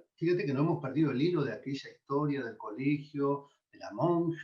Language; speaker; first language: Spanish; native; Spanish